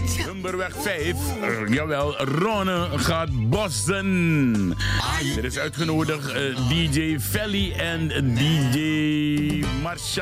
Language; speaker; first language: Dutch; native; Dutch